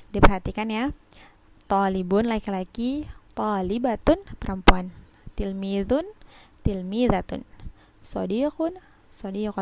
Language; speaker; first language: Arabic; non-native, fluent; Indonesian